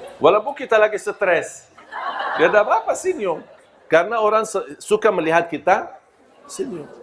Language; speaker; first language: Malay; non-native, fluent; Arabic